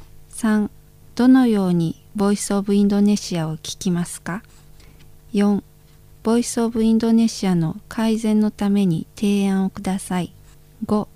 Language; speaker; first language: Japanese; non-native, fluent; Indonesian